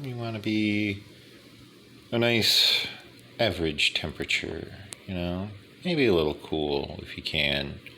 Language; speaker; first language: English; native; English